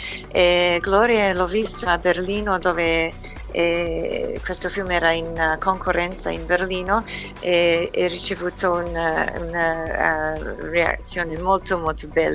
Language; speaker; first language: Italian; early bilingual, heritage; English